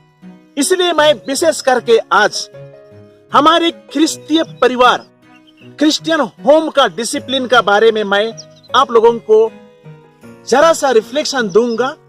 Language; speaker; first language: Hindi; non-native, local second language; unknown